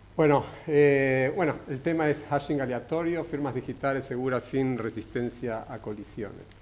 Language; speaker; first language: Spanish; native; Spanish